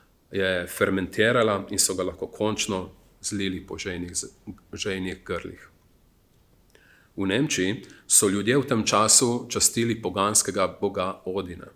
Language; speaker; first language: Slovenian; native; Slovenian